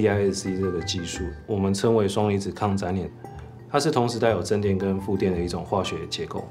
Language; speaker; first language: Chinese; native; Chinese